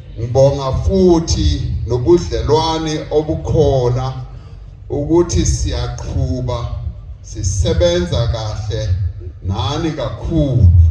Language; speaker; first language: Zulu; non-native, local second language; Venda